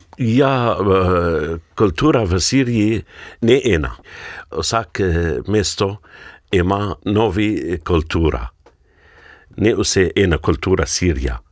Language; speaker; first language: Slovenian; non-native, learner; Arabic